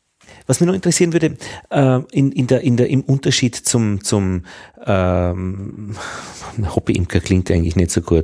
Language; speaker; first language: German; native; German